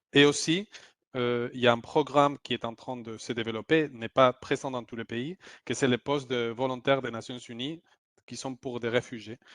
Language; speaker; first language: French; non-native, fluent; Spanish